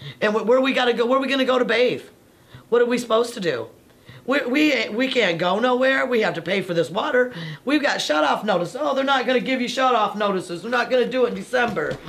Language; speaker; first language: English; native; English